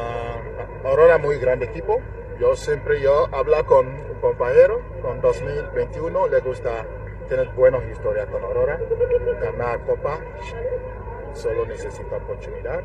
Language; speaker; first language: Spanish; non-native, learner; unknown